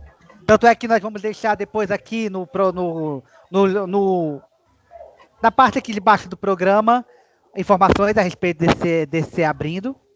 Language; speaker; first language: Portuguese; native; Portuguese